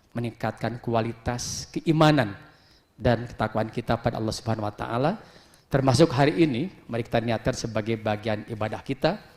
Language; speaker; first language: Indonesian; non-native, local second language; Sundanese